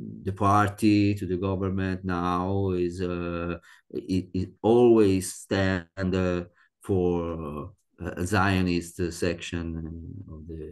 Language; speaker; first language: English; non-native, learner; Italian